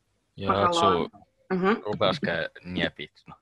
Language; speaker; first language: Russian; non-native, learner; Finnish